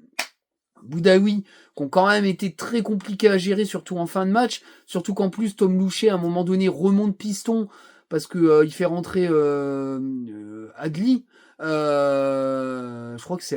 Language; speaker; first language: French; native; French